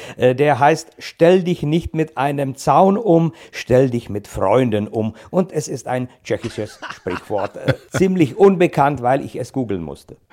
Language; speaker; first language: German; non-native, fluent; Czech